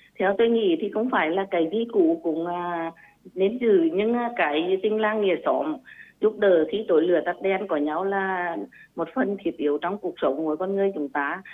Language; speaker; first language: Vietnamese; non-native, local second language; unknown